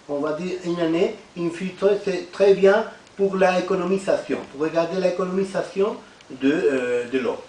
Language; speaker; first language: French; non-native, fluent; Spanish